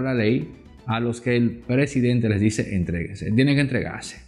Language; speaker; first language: Spanish; native; Spanish